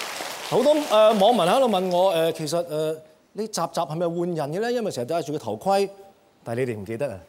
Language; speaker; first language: Cantonese; native; Cantonese